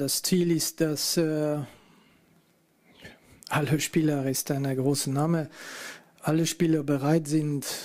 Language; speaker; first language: German; non-native, fluent; French